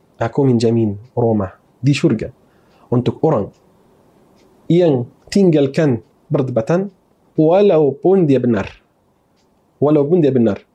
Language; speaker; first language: Malay; non-native, fluent; Arabic